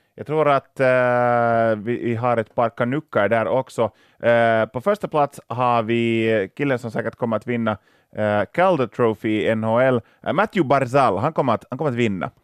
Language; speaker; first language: Swedish; native; Swedish